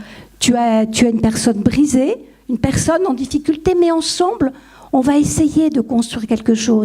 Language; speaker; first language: French; native; French